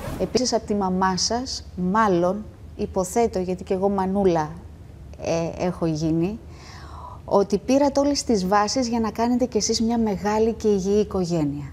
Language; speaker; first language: Greek; native; Greek